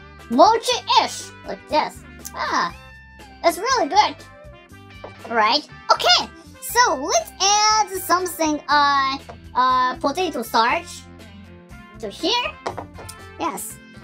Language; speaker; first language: English; non-native, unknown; Japanese